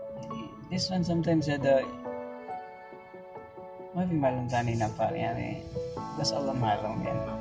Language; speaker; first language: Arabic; non-native, learner; Filipino